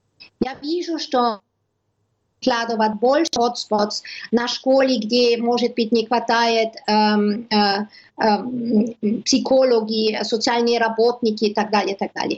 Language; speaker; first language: Russian; non-native, learner; German